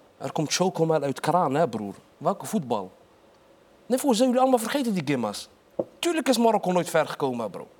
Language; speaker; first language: Dutch; early bilingual, other home language; Arabic